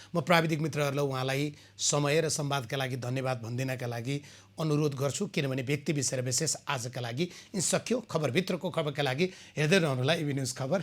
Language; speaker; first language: Nepali; native; Nepali